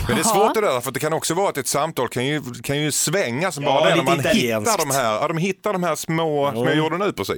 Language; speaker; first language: Swedish; native; Swedish